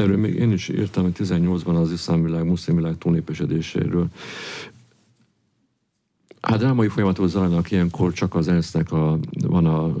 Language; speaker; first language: Hungarian; native; Hungarian